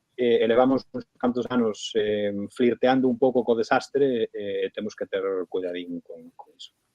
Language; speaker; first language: Galician; non-native, local second language; Spanish